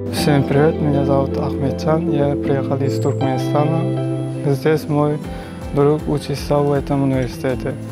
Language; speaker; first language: Russian; non-native, learner; Turkmen